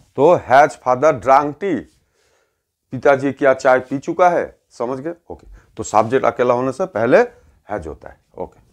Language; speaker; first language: Hindi; native; Hindi